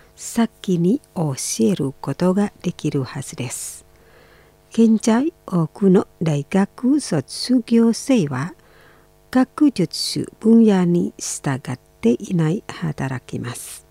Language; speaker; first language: Japanese; non-native, fluent; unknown